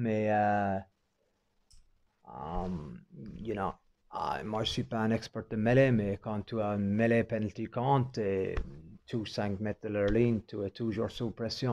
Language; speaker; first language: French; non-native, fluent; English